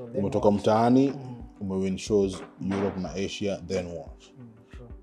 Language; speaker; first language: Swahili; native; Swahili